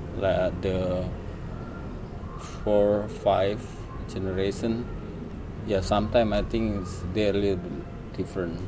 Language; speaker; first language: English; non-native, learner; Indonesian